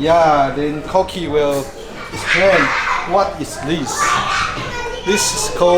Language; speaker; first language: English; non-native, fluent; Chinese